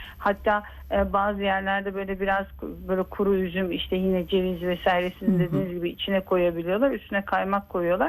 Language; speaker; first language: Turkish; native; Turkish